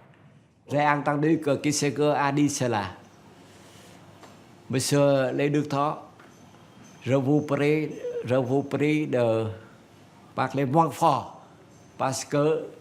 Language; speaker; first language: French; non-native, fluent; Vietnamese